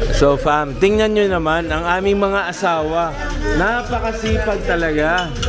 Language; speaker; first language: Filipino; native; Filipino